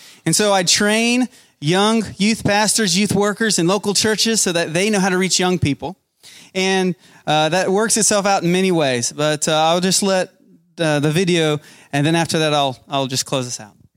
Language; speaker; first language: English; native; English